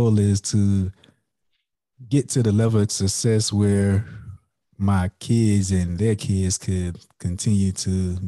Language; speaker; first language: English; native; English